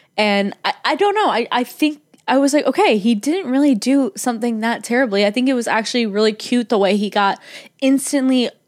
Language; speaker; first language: English; native; English